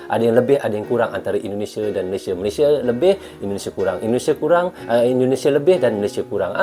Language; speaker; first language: Malay; native; Malay